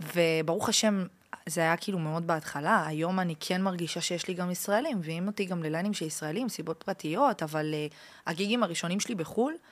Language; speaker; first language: Hebrew; early bilingual, heritage; French